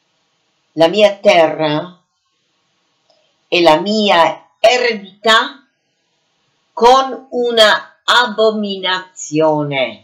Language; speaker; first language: Italian; non-native, fluent; English